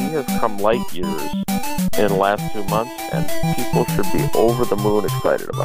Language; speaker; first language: English; native; English